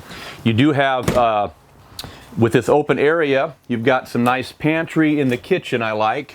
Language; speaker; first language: English; native; English